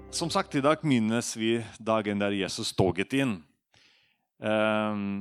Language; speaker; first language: Norwegian; non-native, fluent; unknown